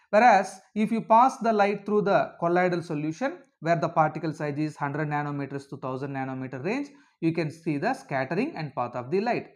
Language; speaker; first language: English; non-native, local second language; Telugu